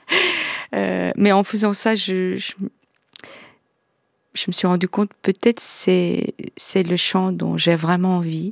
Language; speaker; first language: French; non-native, fluent; Korean